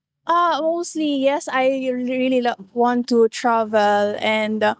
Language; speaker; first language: English; non-native, local second language; Bikol